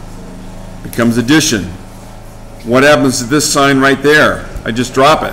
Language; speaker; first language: English; native; English